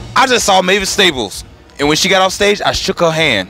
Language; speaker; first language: English; native; English